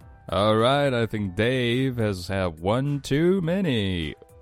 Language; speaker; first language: English; non-native, fluent; Chinese